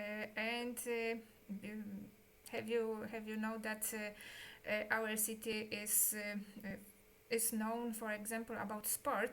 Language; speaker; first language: English; non-native, learner; Polish